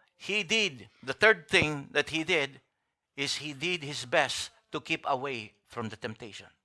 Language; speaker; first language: English; non-native, local second language; Filipino